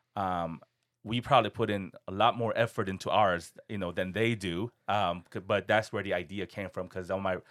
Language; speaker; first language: English; non-native, fluent; Korean